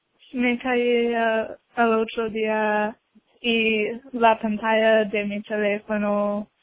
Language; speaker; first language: Spanish; non-native, learner; English